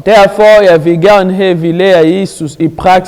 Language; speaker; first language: Danish; non-native, learner; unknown